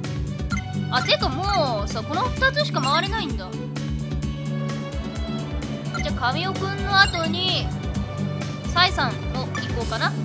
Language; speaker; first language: Japanese; native; Japanese